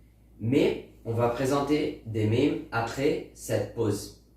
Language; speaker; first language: French; non-native, learner; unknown